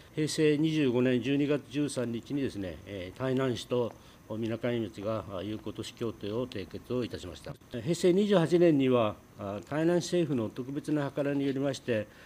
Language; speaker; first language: Japanese; native; Japanese